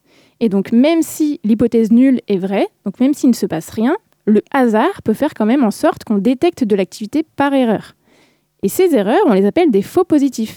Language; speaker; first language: French; native; French